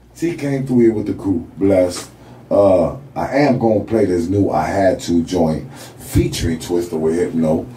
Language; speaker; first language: English; native; English